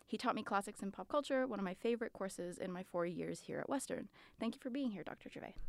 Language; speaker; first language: English; early bilingual, other home language; Portuguese